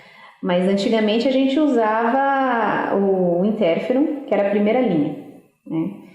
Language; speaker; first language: Portuguese; native; Portuguese